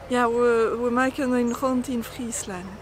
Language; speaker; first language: Dutch; non-native, learner; French